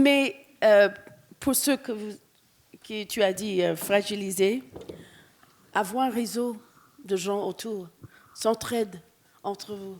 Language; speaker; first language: French; non-native, fluent; English